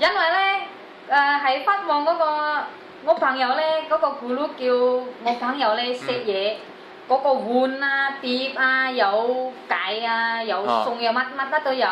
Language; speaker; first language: Cantonese; non-native, learner; Indonesian